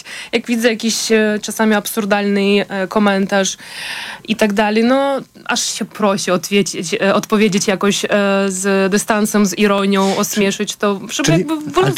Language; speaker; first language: Polish; non-native, fluent; Ukrainian